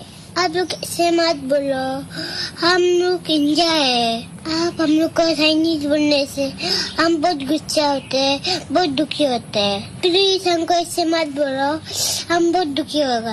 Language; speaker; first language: Hindi; non-native, local second language; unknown